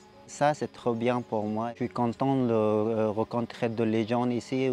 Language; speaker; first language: French; non-native, learner; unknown